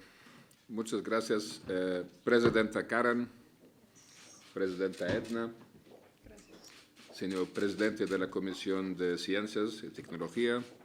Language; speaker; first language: Spanish; non-native, fluent; Arabic